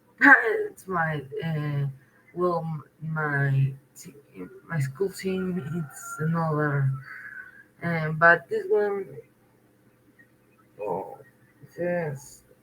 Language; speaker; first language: English; non-native, learner; Spanish